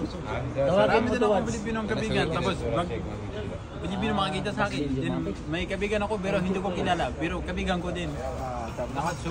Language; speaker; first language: Filipino; non-native, learner; Arabic